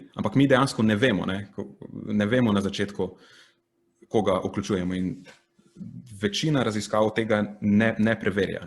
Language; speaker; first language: Slovenian; native; Slovenian